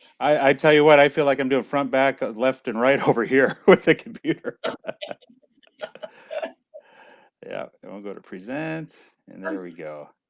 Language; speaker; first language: English; native; English